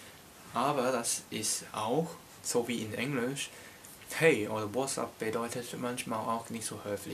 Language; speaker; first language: German; non-native, learner; Cantonese